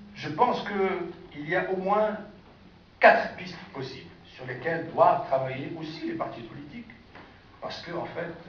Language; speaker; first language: French; non-native, local second language; Arabic